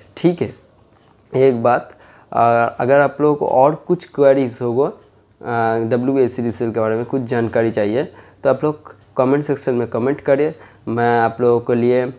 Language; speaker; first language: Hindi; non-native, local second language; Bangla